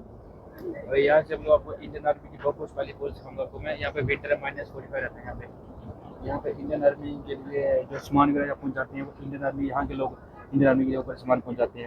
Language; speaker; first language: Hindi; non-native, local second language; Balti